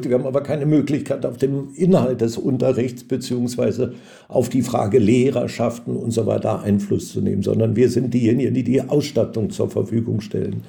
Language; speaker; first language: German; native; German